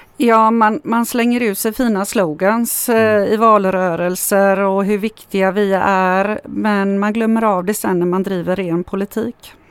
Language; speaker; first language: Swedish; non-native, fluent; Macedonian